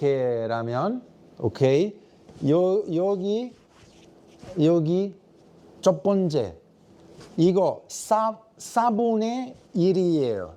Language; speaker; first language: Korean; early bilingual, heritage; Italian